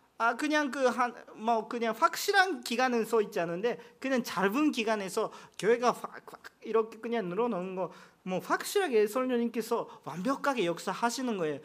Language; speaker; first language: Korean; non-native, fluent; Japanese